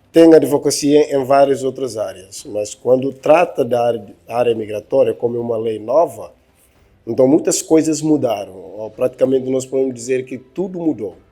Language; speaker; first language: Portuguese; non-native, local second language; Upper Guinea Crioulo